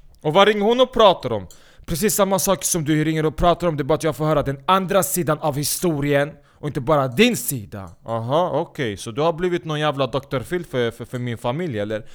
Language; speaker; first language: Swedish; early bilingual, other home language; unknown